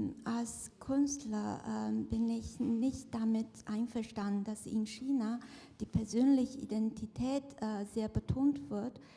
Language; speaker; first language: German; non-native, fluent; Chinese